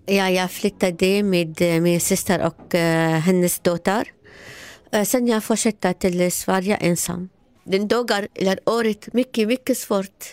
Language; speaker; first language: Swedish; non-native, learner; Arabic